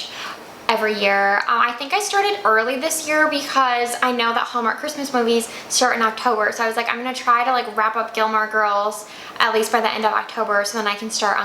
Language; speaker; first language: English; native; English